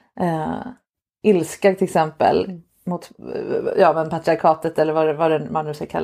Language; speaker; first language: Swedish; native; Swedish